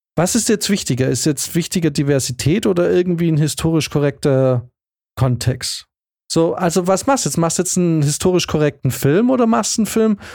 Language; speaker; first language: German; early bilingual, other home language; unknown